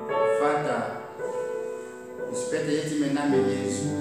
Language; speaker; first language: German; non-native, learner; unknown